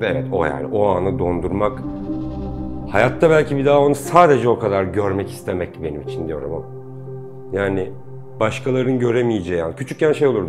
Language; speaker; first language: Turkish; native; Turkish